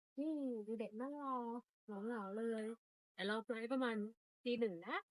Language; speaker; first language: Thai; native; Thai